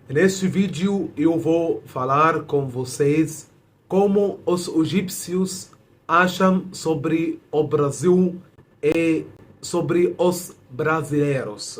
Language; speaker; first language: Portuguese; non-native, fluent; Arabic